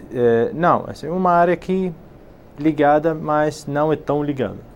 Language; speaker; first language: Portuguese; non-native, fluent; Arabic